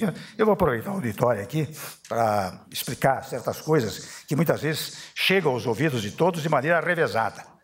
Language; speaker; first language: Portuguese; native; Portuguese